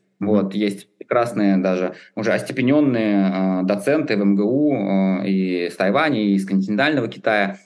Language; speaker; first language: Russian; native; Russian